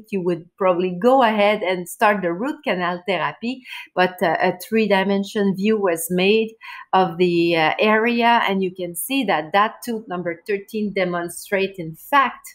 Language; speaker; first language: English; non-native, fluent; French